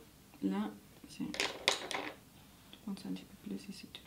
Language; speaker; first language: French; non-native, learner; English